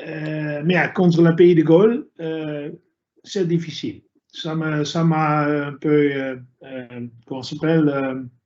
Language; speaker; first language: French; non-native, fluent; Dutch